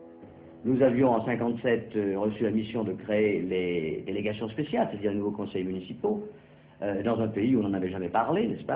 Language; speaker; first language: French; native; French